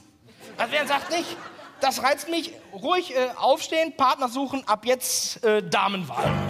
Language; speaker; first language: German; native; German